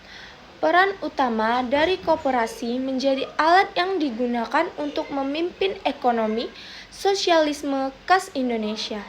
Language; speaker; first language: Indonesian; native; Indonesian